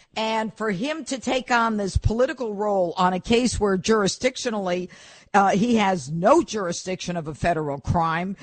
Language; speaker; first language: English; native; English